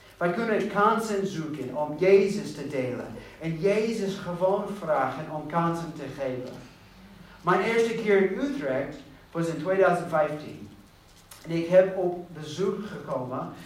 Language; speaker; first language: Dutch; non-native, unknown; English